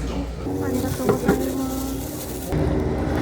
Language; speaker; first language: Japanese; non-native, learner; Korean